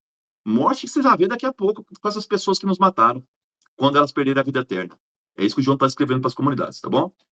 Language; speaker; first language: Portuguese; native; Portuguese